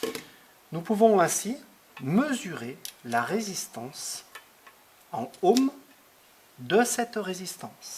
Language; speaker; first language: French; native; French